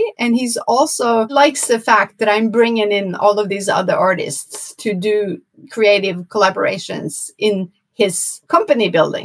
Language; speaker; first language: English; non-native, fluent; Norwegian